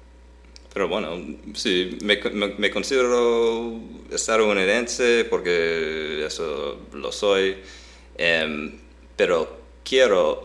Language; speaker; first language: Spanish; non-native, fluent; English